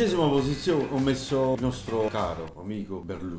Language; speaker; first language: Italian; native; Italian